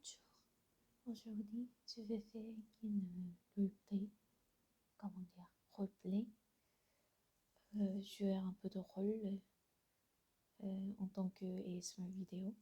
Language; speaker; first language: French; non-native, learner; Korean